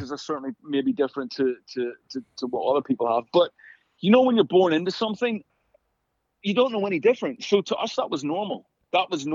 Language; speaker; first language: English; native; English